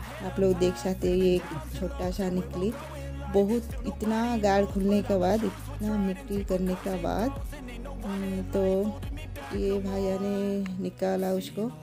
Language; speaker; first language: Hindi; non-native, local second language; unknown